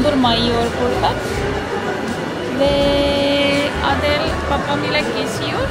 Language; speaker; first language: Turkish; non-native, learner; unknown